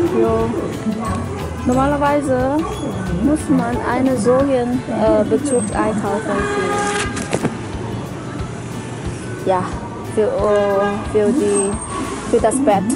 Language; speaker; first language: German; non-native, learner; Chinese